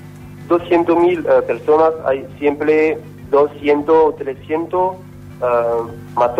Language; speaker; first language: Spanish; non-native, learner; French